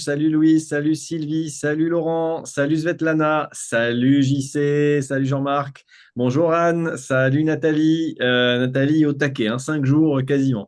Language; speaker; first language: French; native; French